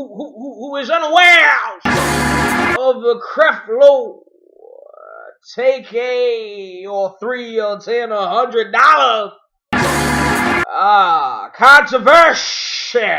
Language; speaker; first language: English; native; English